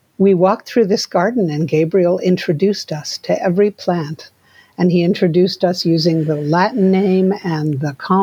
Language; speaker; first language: English; native; English